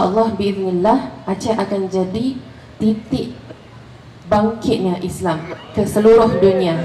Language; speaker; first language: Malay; non-native, fluent; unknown